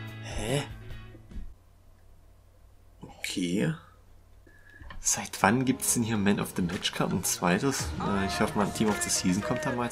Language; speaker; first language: German; native; German